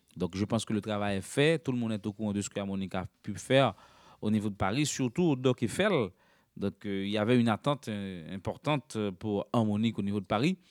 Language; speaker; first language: French; non-native, local second language; Haitian Creole